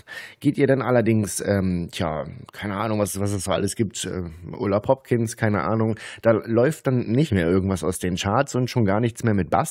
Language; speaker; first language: German; native; German